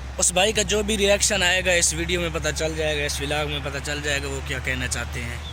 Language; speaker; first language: Urdu; non-native, local second language; Saraiki